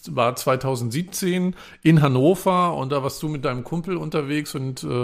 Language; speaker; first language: German; native; German